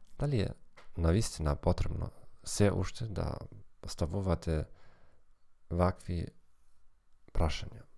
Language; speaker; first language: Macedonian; non-native, fluent; German